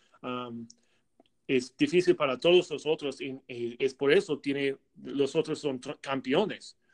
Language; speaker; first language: Spanish; non-native, learner; English